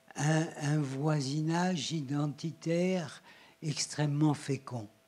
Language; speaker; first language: French; native; French